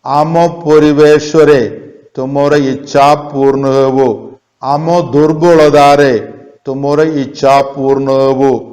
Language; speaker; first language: Odia; non-native, local second language; Malayalam